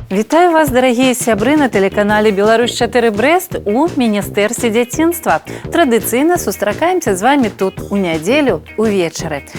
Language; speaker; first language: Belarusian; non-native, local second language; Russian